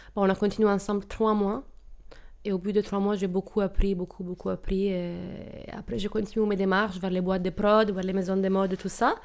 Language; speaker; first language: French; non-native, fluent; Italian